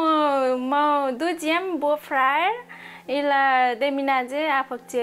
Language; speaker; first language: French; non-native, learner; Nepali